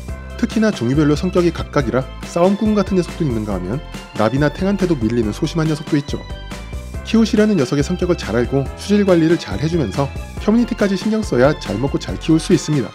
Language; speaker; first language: Korean; native; Korean